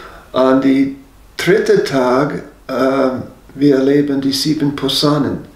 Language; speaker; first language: German; non-native, fluent; English